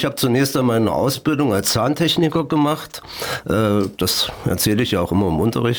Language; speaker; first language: German; native; German